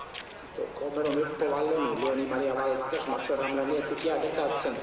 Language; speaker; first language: Swedish; native; Swedish